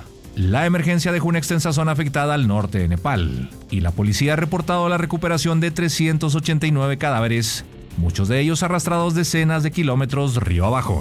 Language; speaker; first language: Spanish; native; Spanish